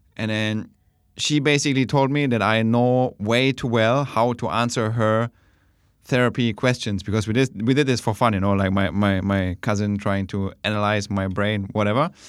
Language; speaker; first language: English; non-native, fluent; German